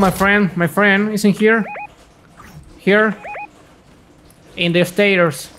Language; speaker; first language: English; non-native, learner; Spanish